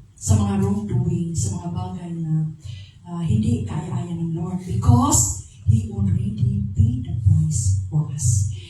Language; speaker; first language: Filipino; non-native, local second language; Cebuano